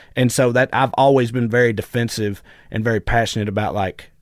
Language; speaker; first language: English; native; English